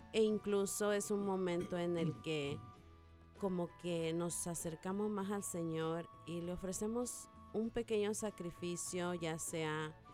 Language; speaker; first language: Spanish; native; Spanish